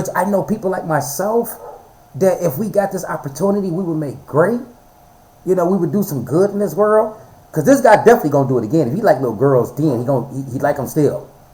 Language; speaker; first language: English; native; English